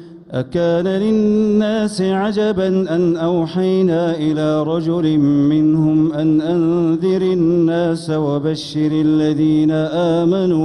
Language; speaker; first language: Arabic; native; Arabic